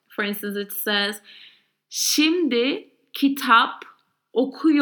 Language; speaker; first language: Turkish; non-native, learner; English